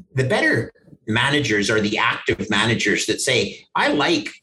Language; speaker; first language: English; native; English